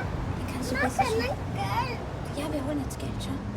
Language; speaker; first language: German; native; German